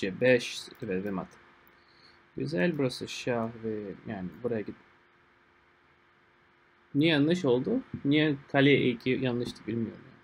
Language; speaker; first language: Turkish; non-native, fluent; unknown